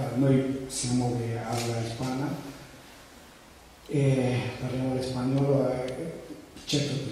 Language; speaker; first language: Italian; non-native, fluent; Spanish